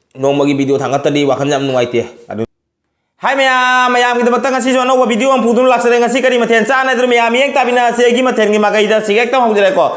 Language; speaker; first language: Manipuri; native; Manipuri